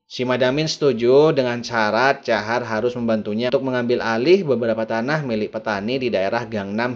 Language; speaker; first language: Indonesian; native; Indonesian